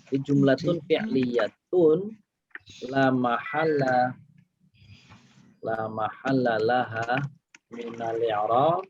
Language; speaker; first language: Arabic; non-native, fluent; Indonesian